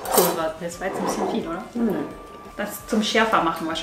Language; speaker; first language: German; native; German